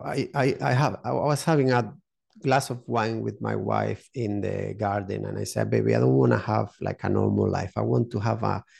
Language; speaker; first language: English; non-native, learner; Spanish